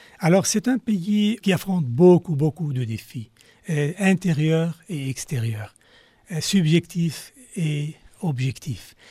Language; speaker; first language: French; non-native, local second language; Arabic